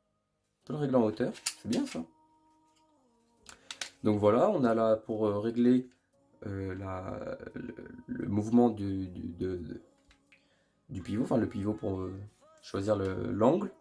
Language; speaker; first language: French; native; French